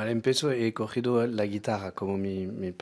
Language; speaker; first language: Spanish; non-native, learner; French